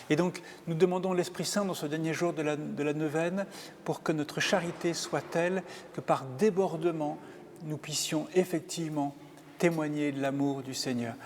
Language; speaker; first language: French; native; French